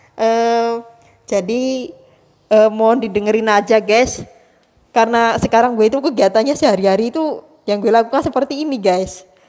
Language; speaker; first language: Indonesian; non-native, local second language; Javanese